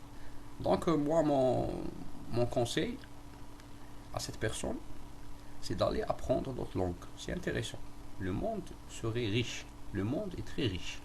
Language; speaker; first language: French; non-native, local second language; Arabic